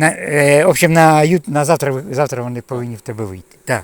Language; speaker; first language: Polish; non-native, learner; Ukrainian